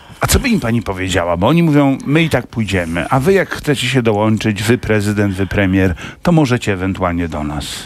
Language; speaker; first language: Polish; native; Polish